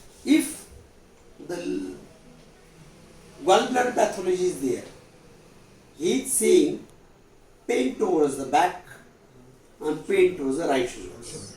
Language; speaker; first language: English; non-native, local second language; Marathi